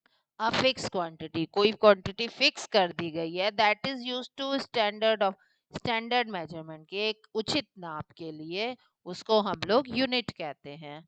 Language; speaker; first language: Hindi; native; Hindi